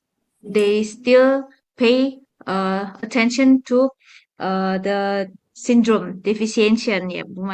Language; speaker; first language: English; non-native, fluent; Indonesian